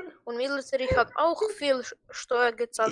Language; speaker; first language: German; non-native, learner; Croatian